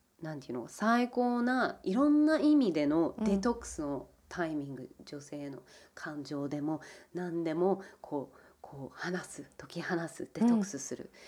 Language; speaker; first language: Japanese; early bilingual, heritage; English